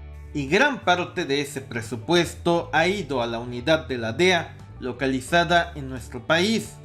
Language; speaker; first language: Spanish; native; Spanish